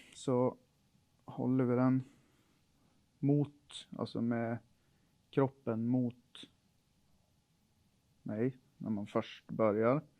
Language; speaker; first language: Swedish; native; Swedish